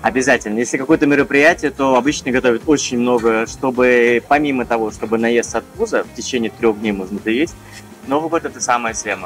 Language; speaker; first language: Russian; native; Russian